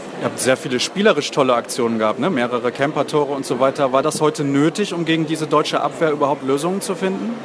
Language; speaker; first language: German; native; German